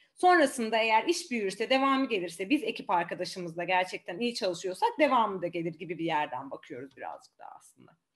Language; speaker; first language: Turkish; native; Turkish